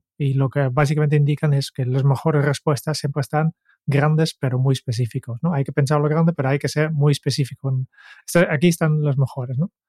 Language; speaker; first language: Spanish; non-native, fluent; Dutch